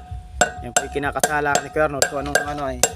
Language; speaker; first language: Filipino; native; Filipino